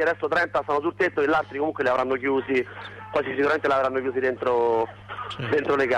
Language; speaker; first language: Italian; native; Italian